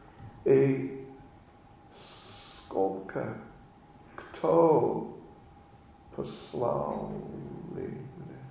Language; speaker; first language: Russian; non-native, learner; English